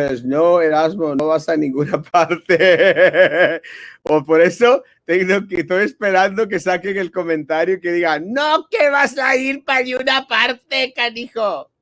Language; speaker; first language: Spanish; early bilingual, heritage; Spanish